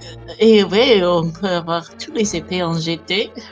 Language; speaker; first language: French; non-native, fluent; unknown